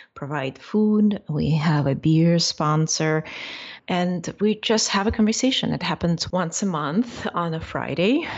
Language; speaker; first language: English; non-native, fluent; Russian